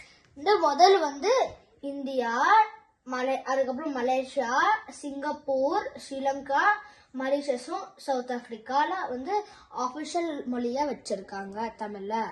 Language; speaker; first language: Tamil; early bilingual, heritage; Tamil